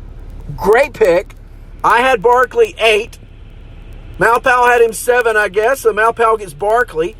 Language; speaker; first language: English; native; English